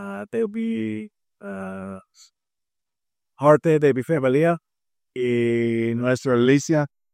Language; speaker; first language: Spanish; non-native, learner; English